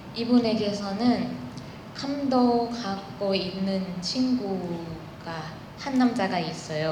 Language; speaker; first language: Korean; non-native, learner; Thai